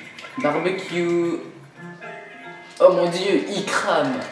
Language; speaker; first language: French; native; French